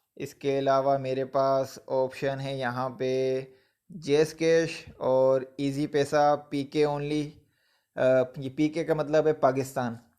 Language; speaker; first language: Hindi; non-native, local second language; Punjabi